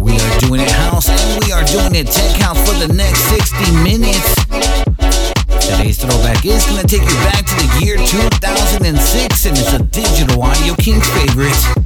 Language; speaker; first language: English; native; English